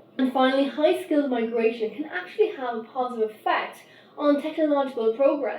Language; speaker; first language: English; native; English